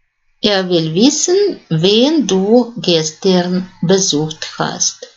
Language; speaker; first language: German; non-native, fluent; Russian